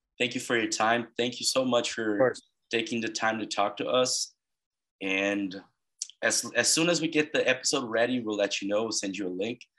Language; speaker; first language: English; non-native, fluent; Portuguese